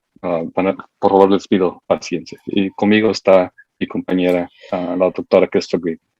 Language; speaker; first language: Spanish; early bilingual, heritage; Spanish